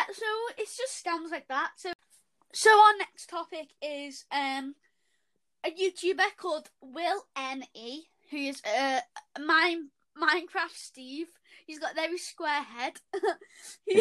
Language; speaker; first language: English; native; English